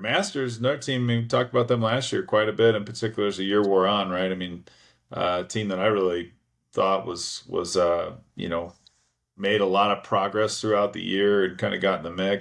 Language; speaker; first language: English; native; English